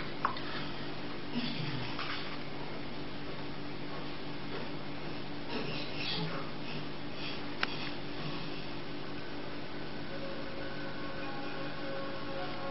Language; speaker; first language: Catalan; non-native, learner; Spanish